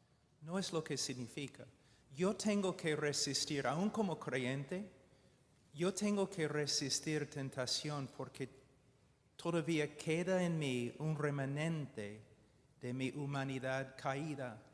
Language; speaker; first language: Spanish; non-native, fluent; English